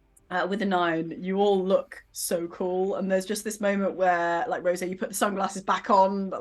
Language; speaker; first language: English; native; English